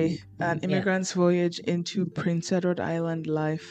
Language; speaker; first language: English; non-native, local second language; Igbo